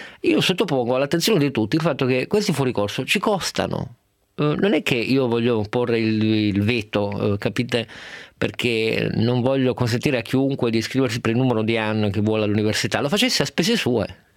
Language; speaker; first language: Italian; native; Italian